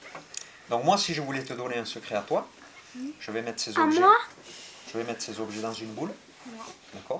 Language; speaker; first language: French; native; French